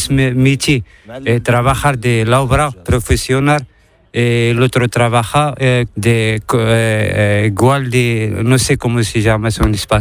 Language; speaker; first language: Spanish; non-native, learner; Arabic